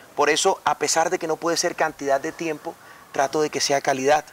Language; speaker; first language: Spanish; native; Spanish